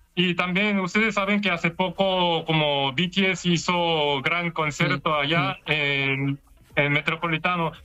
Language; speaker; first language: Spanish; non-native, learner; Korean